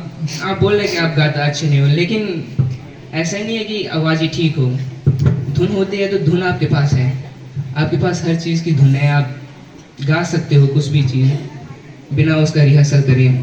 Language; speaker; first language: Hindi; native; Hindi